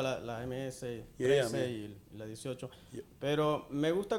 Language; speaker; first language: Spanish; native; Spanish